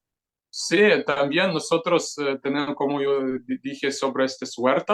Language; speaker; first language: Spanish; non-native, fluent; Ukrainian